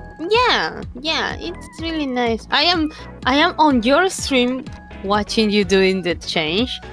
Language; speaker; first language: English; non-native, fluent; Spanish